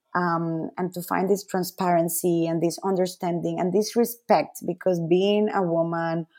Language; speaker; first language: English; non-native, fluent; Spanish